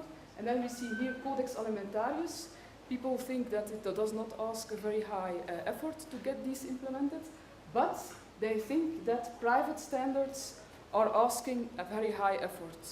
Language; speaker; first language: English; non-native, fluent; Dutch